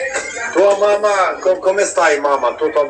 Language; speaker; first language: Italian; non-native, learner; Albanian